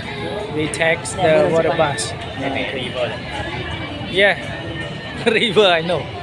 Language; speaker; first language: English; non-native, learner; Vietnamese